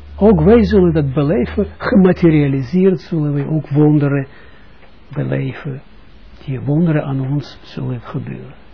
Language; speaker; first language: Dutch; non-native, fluent; Russian